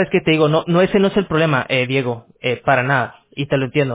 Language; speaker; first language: Spanish; native; Spanish